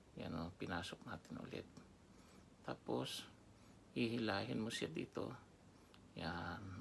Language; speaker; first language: Filipino; non-native, local second language; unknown